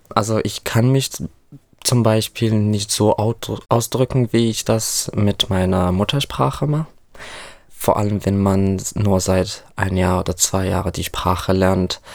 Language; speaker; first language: German; non-native, fluent; Arabic